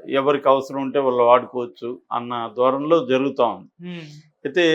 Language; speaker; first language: Telugu; native; Telugu